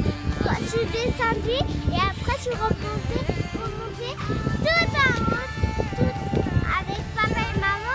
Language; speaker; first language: French; early bilingual, heritage; French